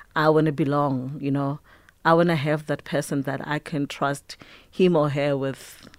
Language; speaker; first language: English; non-native, local second language; Tswana